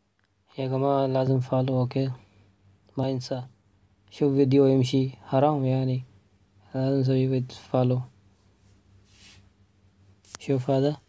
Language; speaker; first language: Arabic; non-native, learner; Urdu